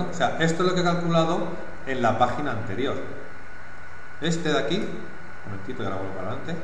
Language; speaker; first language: Spanish; native; Spanish